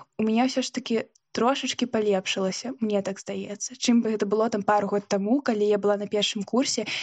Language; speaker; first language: Belarusian; non-native, local second language; Russian